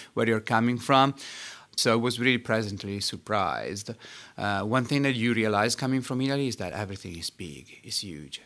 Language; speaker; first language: English; non-native, fluent; Italian